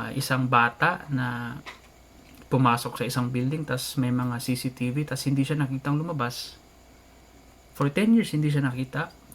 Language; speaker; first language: Filipino; non-native, local second language; Cebuano